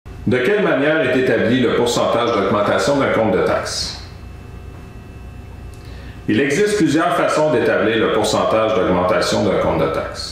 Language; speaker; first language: French; native; French